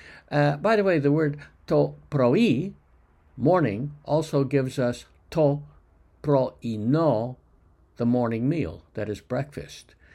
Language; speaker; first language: English; native; English